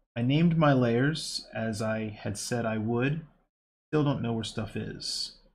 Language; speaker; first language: English; native; English